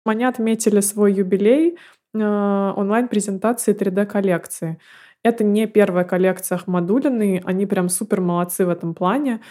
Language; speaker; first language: Russian; native; Russian